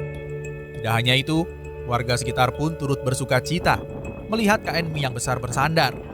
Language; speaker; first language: Indonesian; native; Indonesian